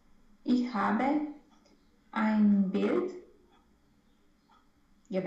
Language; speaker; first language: German; non-native, learner; Romanian